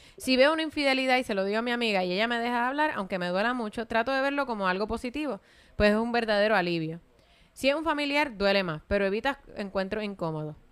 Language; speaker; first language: Spanish; native; Spanish